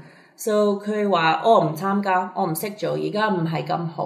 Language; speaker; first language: Cantonese; early bilingual, heritage; Cantonese